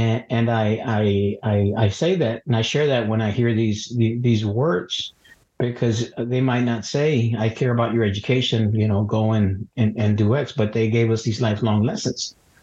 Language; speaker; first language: English; early bilingual, other home language; Spanish